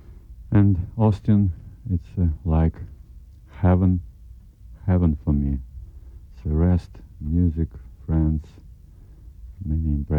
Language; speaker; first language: English; non-native, learner; Russian